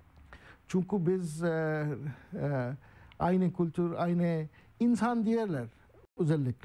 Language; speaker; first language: Turkish; non-native, learner; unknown